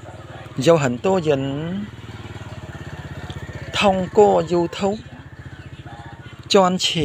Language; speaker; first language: Chinese; non-native, fluent; Khmer